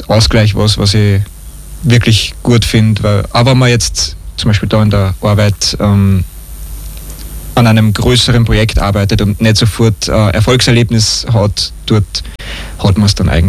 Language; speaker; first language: German; native; German